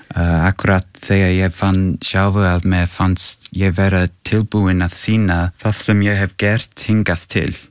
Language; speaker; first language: Icelandic; non-native, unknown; English